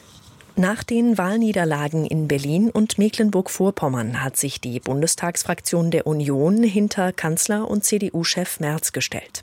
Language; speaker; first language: German; native; German